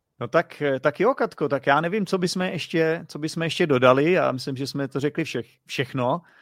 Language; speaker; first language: Czech; native; Czech